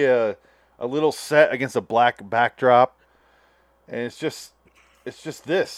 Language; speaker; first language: English; native; English